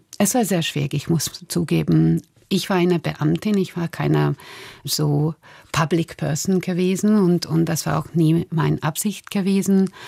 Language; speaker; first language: German; non-native, fluent; Hungarian